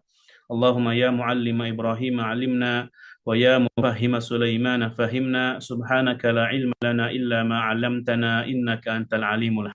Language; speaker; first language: Arabic; non-native, fluent; Indonesian